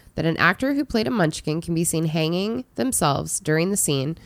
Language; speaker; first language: English; native; English